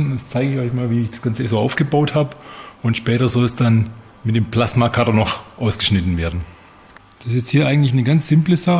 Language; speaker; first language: German; native; German